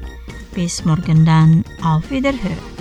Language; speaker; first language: German; non-native, fluent; Indonesian